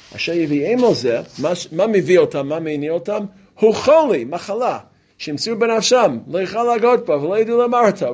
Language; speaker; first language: Hebrew; non-native, fluent; English